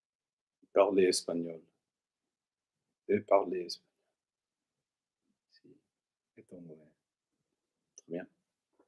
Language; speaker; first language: French; non-native, learner; English